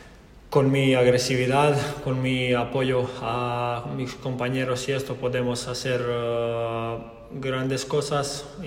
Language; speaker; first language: Spanish; non-native, learner; Croatian